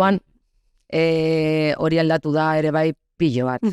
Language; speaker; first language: Basque; non-native, local second language; Spanish